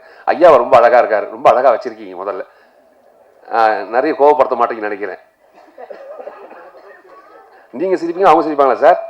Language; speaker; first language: Tamil; native; Tamil